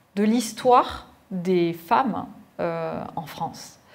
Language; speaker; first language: French; native; French